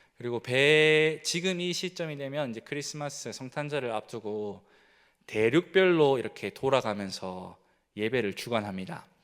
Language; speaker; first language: Korean; native; Korean